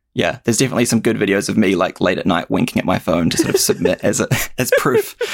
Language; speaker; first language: English; native; English